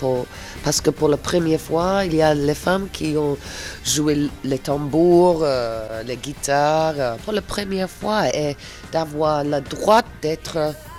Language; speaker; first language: French; non-native, fluent; English